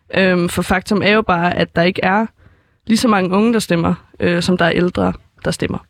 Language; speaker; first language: Danish; native; Danish